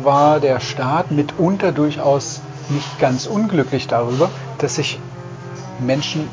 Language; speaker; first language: German; native; German